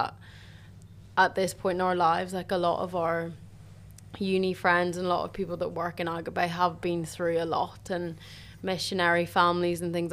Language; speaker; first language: English; native; English